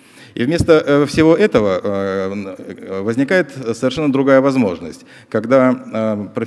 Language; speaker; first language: Russian; native; Russian